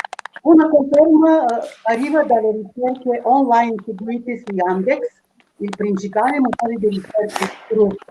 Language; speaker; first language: Italian; non-native, fluent; Russian